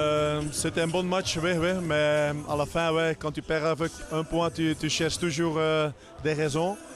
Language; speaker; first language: French; non-native, local second language; Dutch